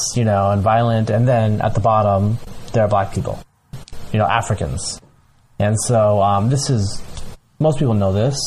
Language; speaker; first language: English; early bilingual, other home language; Bangla